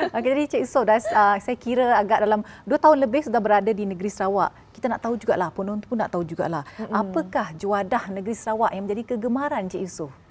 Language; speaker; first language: Malay; native; Malay